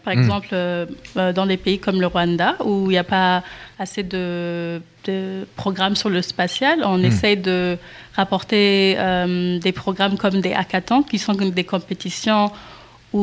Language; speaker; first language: French; non-native, local second language; Kinyarwanda